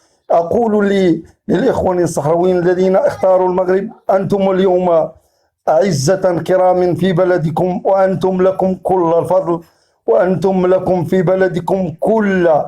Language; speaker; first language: Arabic; native; Arabic